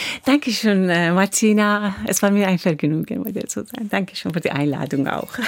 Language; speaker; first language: German; non-native, fluent; Persian